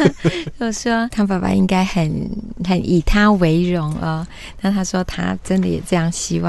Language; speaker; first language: Chinese; native; Chinese